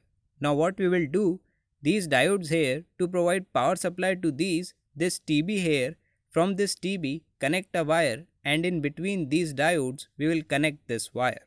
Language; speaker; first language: English; non-native, local second language; Hindi